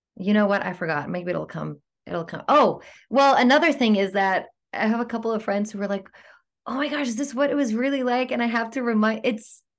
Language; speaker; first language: English; non-native, fluent; Greek